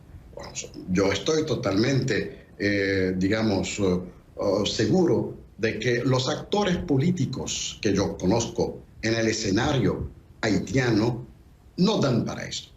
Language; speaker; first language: Spanish; non-native, fluent; Haitian Creole